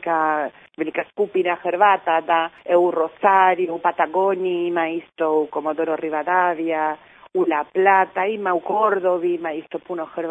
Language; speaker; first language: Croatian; early bilingual, heritage; Croatian